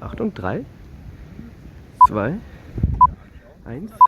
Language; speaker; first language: German; native; German